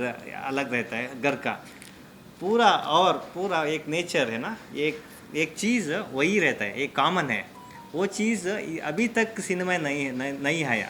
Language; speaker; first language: Hindi; non-native, local second language; Kannada